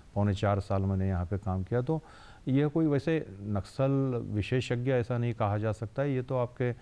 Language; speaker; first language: Hindi; non-native, local second language; Marathi